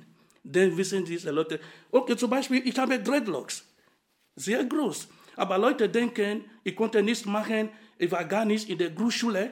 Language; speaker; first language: German; non-native, fluent; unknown